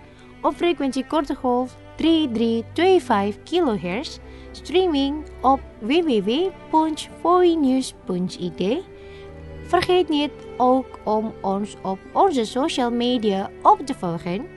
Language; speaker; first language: Dutch; non-native, learner; Indonesian